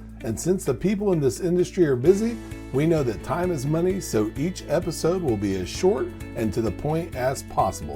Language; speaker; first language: English; native; English